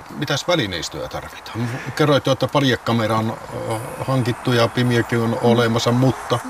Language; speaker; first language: Finnish; native; Finnish